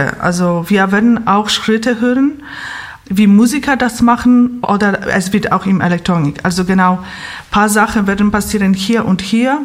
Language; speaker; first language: German; non-native, fluent; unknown